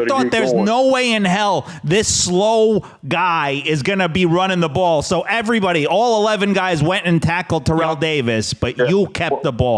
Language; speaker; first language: English; native; English